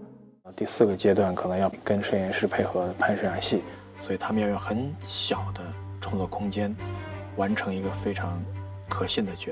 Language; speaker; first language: Chinese; native; Chinese